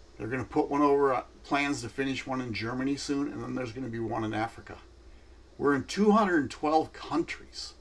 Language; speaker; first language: English; native; English